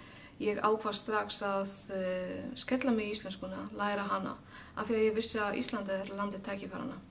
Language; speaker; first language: Icelandic; non-native, fluent; Polish